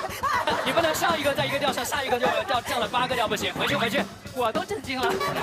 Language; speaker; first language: Chinese; native; Chinese